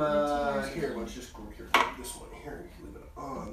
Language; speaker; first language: English; native; English